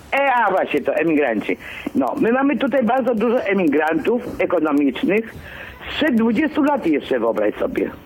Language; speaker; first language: Polish; early bilingual, other home language; Greek